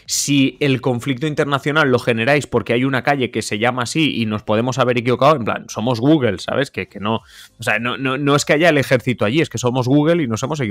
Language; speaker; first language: Spanish; native; Spanish